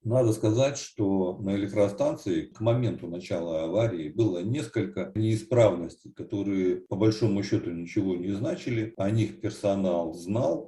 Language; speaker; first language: Russian; native; Russian